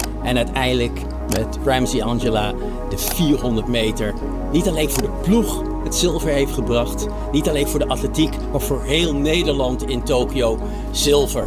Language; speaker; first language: Dutch; native; Dutch